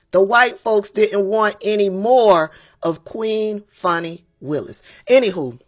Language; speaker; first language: English; native; English